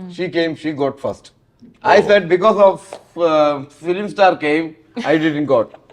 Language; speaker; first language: English; non-native, local second language; Malayalam